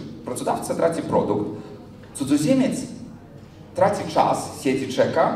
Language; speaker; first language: Polish; non-native, fluent; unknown